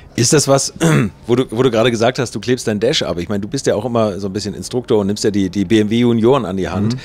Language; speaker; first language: German; native; German